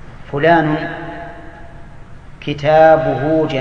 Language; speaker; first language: Arabic; native; Arabic